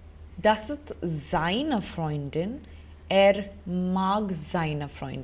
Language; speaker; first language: German; non-native, fluent; Hindi